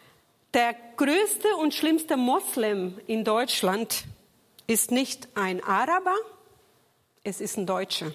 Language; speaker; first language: German; non-native, fluent; Portuguese